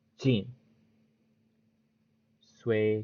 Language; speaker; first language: Chinese; non-native, learner; English